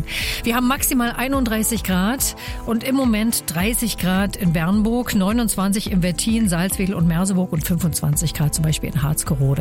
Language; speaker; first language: German; native; German